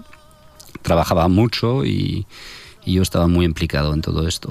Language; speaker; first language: Spanish; non-native, fluent; French